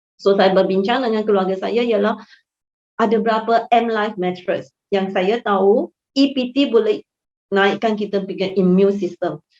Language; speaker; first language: Malay; non-native, local second language; Chinese